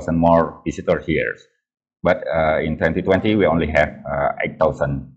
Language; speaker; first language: English; non-native, fluent; Indonesian